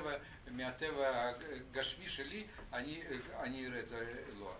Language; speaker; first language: Hebrew; non-native, fluent; Russian